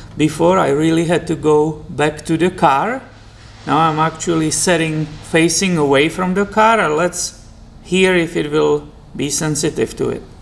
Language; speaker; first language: English; non-native, fluent; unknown